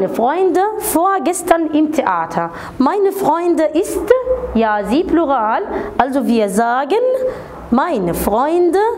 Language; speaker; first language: German; non-native, fluent; Arabic